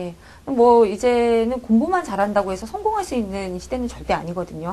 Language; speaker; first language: Korean; native; Korean